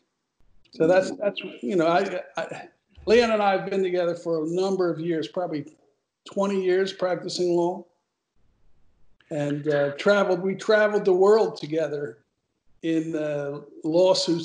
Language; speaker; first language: English; native; English